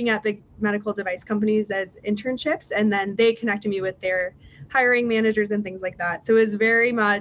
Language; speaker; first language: English; native; English